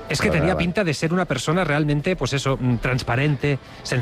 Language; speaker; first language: Spanish; native; Spanish